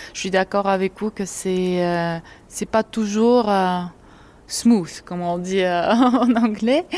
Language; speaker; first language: French; non-native, fluent; Georgian